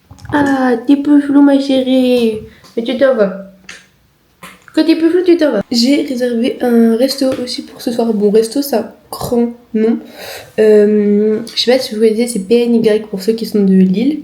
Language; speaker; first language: French; native; French